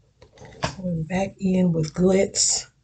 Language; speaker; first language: English; native; English